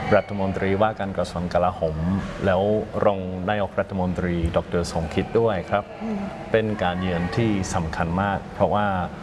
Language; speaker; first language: Thai; non-native, fluent; English